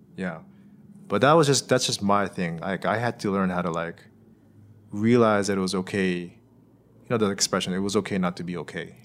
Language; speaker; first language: English; native; English